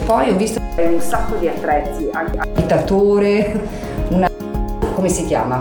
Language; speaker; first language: Italian; native; Italian